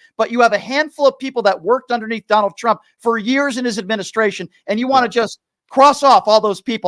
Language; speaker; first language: English; native; English